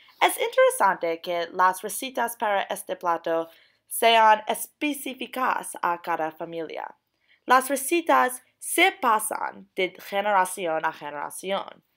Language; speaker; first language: Spanish; non-native, learner; English